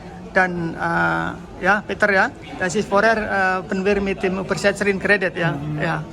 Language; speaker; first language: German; non-native, learner; Indonesian